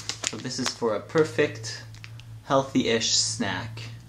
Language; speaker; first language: English; native; English